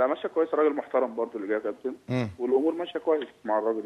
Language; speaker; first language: Arabic; native; Arabic